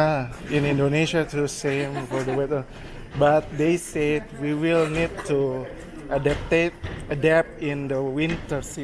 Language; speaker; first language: English; non-native, learner; Indonesian